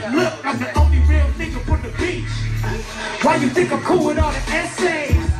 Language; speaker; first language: English; native; English